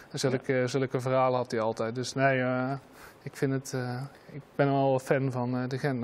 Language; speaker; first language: Dutch; native; Dutch